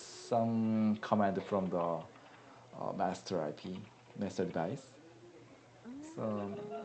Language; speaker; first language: English; non-native, learner; Korean